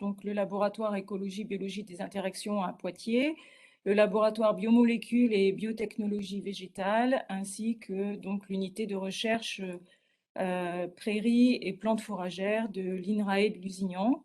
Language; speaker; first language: French; native; French